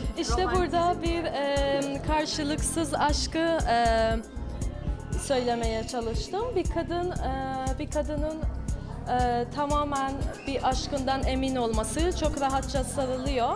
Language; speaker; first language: Turkish; non-native, fluent; Persian